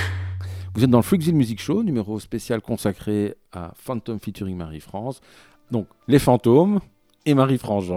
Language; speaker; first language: French; native; French